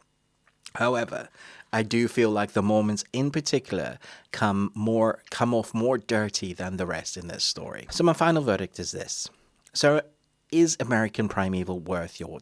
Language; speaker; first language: English; native; English